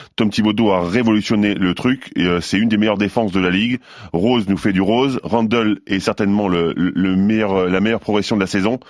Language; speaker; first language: French; native; French